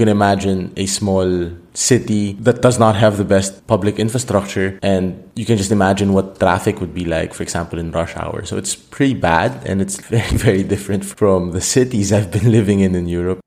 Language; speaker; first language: English; non-native, local second language; Filipino